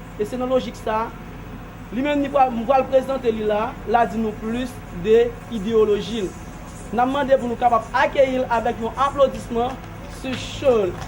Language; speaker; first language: French; non-native, local second language; Haitian Creole